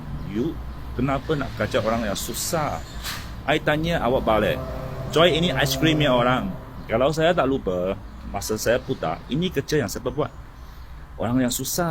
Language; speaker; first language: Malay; non-native, local second language; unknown